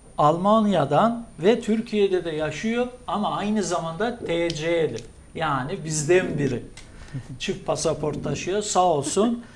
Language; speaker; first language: Turkish; native; Turkish